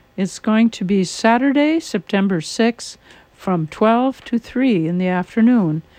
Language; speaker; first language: English; native; English